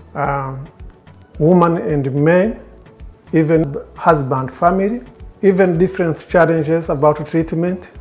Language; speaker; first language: English; non-native, local second language; Kinyarwanda